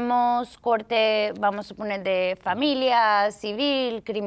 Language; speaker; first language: Spanish; early bilingual, heritage; Spanish